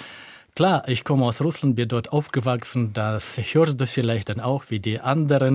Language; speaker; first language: German; native; German